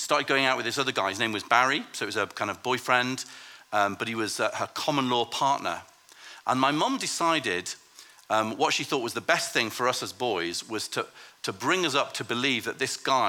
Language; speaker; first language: English; native; English